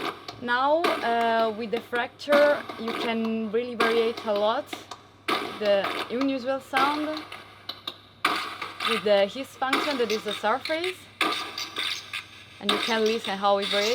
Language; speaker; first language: English; non-native, fluent; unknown